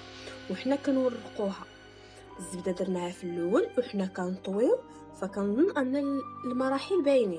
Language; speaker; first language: Arabic; native; Arabic